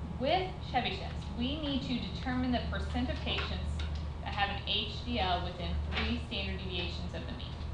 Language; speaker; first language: English; native; English